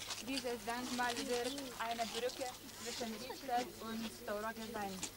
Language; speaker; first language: German; non-native, fluent; Lithuanian